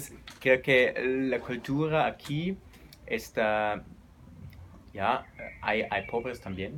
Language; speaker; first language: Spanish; non-native, learner; German